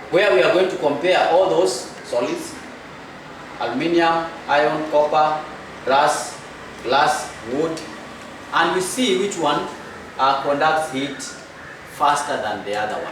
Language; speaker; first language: English; non-native, local second language; Swahili